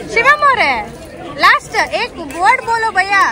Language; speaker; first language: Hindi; non-native, local second language; Kannada